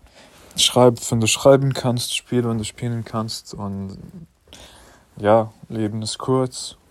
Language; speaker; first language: German; non-native, fluent; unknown